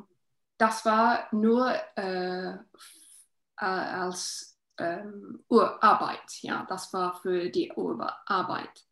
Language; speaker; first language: German; non-native, learner; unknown